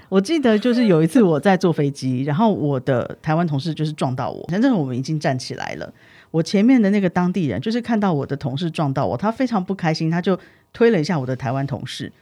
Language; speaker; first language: Chinese; native; Chinese